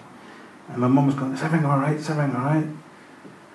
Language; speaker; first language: English; native; English